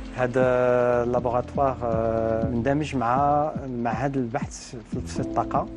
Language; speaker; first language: Arabic; native; Arabic